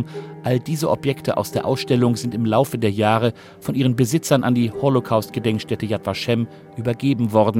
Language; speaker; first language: German; native; German